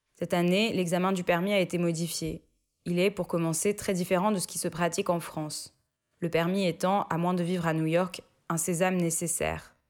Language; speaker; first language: French; native; French